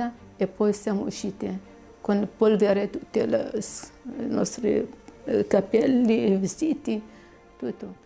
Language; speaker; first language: Italian; non-native, fluent; Assyrian Neo-Aramaic